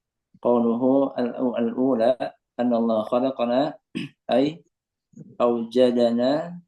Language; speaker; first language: Arabic; non-native, learner; Indonesian